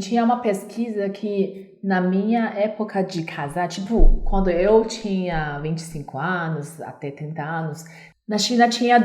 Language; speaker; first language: Portuguese; non-native, learner; Chinese